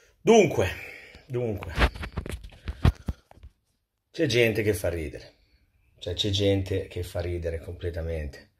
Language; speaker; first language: Italian; native; Italian